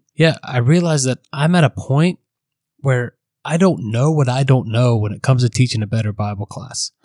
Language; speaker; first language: English; native; English